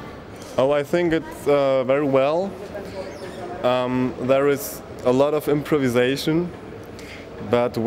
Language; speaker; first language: English; non-native, learner; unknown